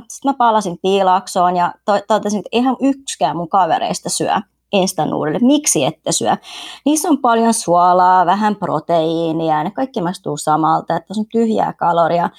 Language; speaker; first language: Finnish; early bilingual, other home language; Vietnamese